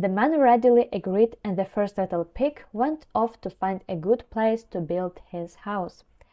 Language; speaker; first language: English; non-native, fluent; Ukrainian